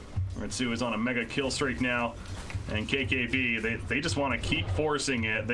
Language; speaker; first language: English; native; English